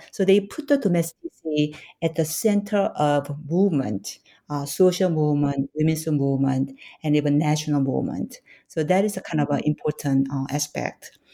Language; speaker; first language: English; non-native, fluent; Korean